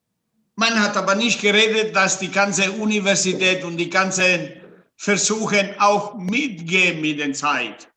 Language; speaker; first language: German; non-native, fluent; Italian